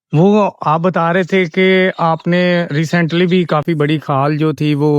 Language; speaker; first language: Urdu; non-native, local second language; Punjabi